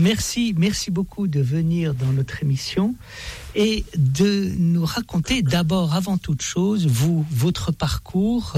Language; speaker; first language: French; native; French